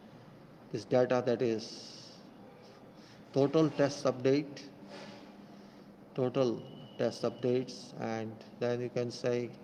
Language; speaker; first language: English; non-native, local second language; Hindi